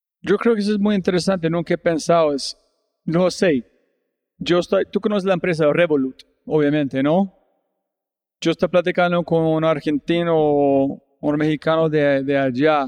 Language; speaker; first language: Spanish; non-native, fluent; English